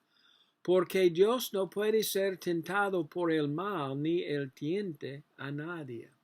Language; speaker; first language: Spanish; non-native, learner; English